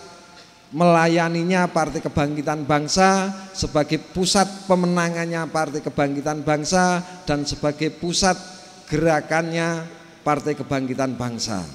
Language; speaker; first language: Indonesian; native; Indonesian